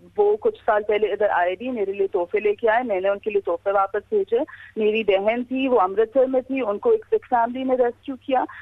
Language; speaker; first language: Urdu; native; Urdu